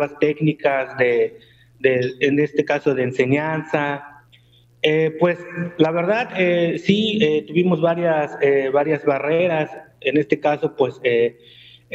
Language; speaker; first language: Spanish; non-native, local second language; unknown